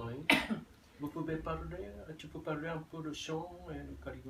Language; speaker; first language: French; non-native, fluent; Japanese